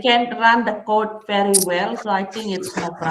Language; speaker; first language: English; non-native, learner; Indonesian